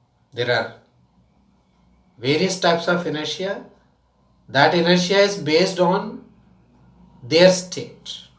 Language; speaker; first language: English; non-native, local second language; Tamil